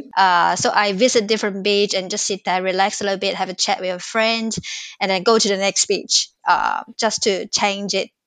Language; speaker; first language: English; non-native, local second language; Cantonese